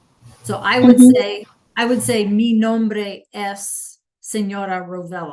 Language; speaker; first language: Spanish; non-native, fluent; English